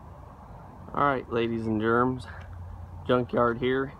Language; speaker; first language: English; native; English